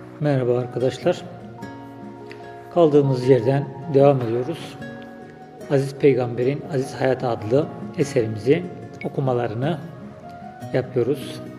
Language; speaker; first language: Turkish; native; Turkish